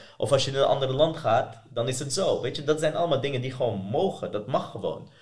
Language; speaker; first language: Dutch; early bilingual, other home language; Persian